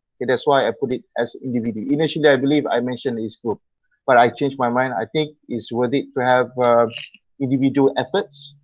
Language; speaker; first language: English; non-native, local second language; Malay